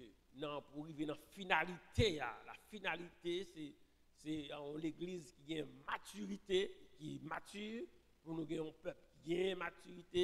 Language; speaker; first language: French; non-native, local second language; Haitian Creole